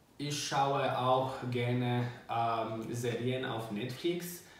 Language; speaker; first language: German; non-native, learner; Albanian